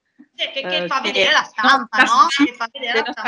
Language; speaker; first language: Italian; native; Italian